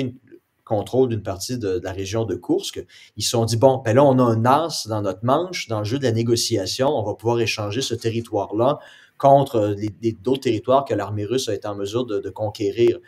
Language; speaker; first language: French; native; French